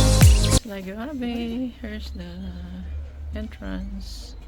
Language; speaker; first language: English; non-native, local second language; Filipino